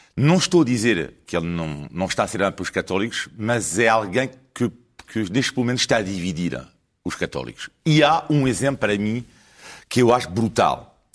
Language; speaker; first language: Portuguese; non-native, fluent; French